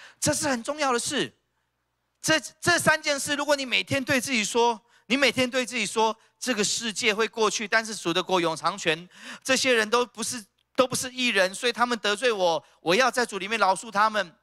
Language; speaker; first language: Chinese; native; Chinese